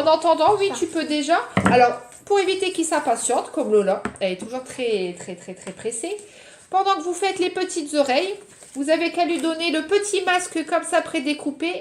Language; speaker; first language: French; native; French